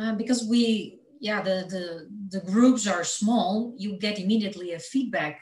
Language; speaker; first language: English; non-native, fluent; Portuguese